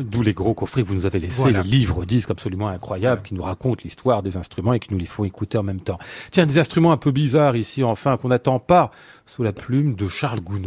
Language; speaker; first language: French; native; French